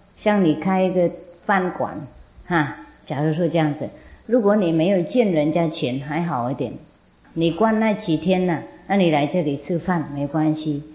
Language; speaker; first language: Chinese; non-native, fluent; Vietnamese